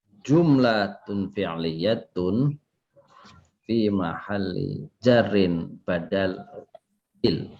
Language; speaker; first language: Arabic; non-native, fluent; Indonesian